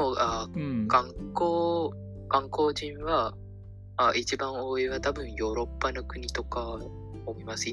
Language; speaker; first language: Japanese; non-native, learner; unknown